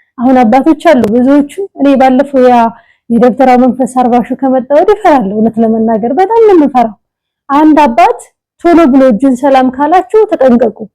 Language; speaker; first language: Amharic; native; Amharic